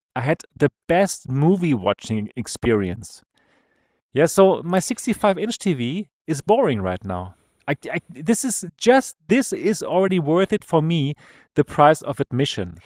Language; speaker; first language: English; non-native, fluent; German